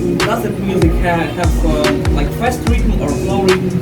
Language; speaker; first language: English; non-native, learner; Russian